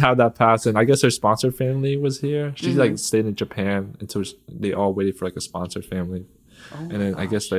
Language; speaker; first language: English; early bilingual, other home language; Vietnamese